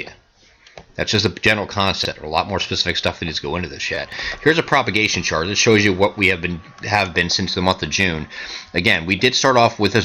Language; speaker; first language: English; native; English